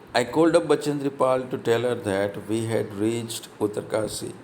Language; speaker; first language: English; non-native, local second language; Gujarati